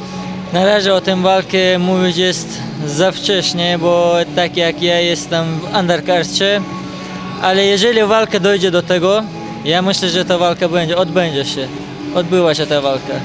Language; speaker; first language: Polish; non-native, fluent; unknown